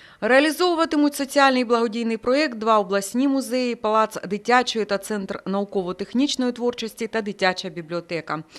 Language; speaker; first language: Ukrainian; native; Ukrainian